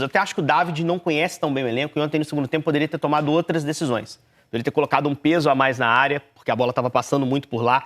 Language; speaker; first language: Portuguese; native; Portuguese